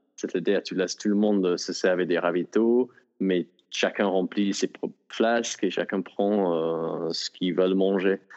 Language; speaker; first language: French; non-native, fluent; English